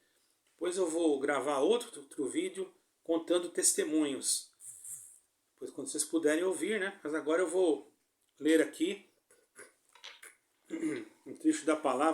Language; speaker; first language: Portuguese; native; Portuguese